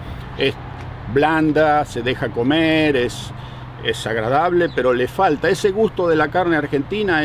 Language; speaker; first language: Spanish; native; Spanish